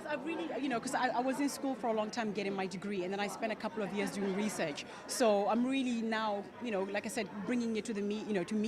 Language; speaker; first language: English; non-native, local second language; Tswana